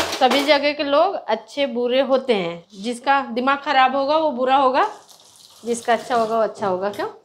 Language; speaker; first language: Hindi; native; Hindi